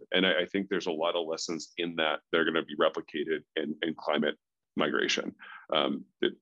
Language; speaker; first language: English; native; English